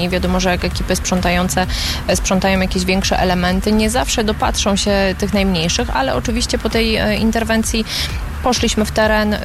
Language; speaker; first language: Polish; native; Polish